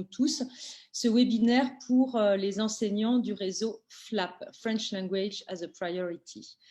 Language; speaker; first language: French; native; French